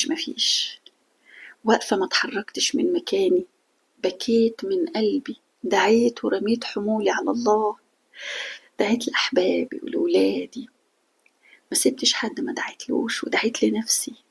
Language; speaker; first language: Arabic; native; Arabic